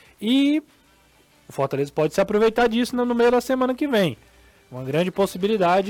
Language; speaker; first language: Portuguese; native; Portuguese